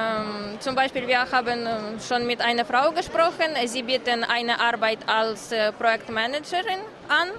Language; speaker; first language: German; non-native, learner; Ukrainian